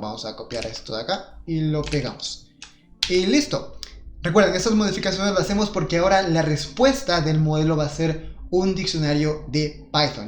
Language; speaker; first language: Spanish; native; Spanish